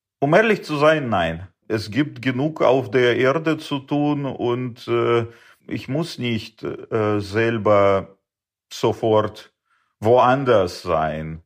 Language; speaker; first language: German; non-native, fluent; Russian